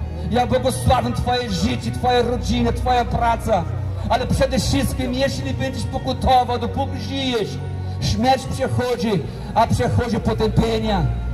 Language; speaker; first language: Polish; non-native, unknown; Portuguese